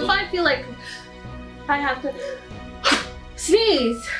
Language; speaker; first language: English; native; English